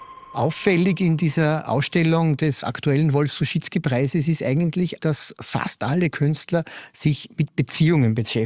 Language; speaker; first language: German; native; German